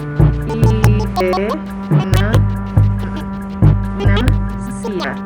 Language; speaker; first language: Spanish; non-native, learner; English